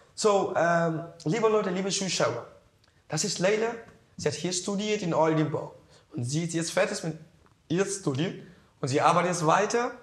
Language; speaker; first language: German; non-native, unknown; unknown